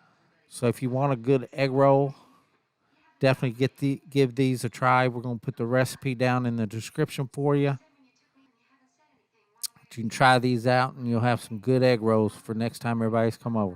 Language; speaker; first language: English; native; English